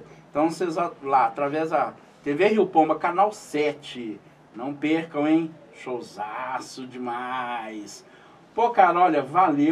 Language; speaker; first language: Portuguese; native; Portuguese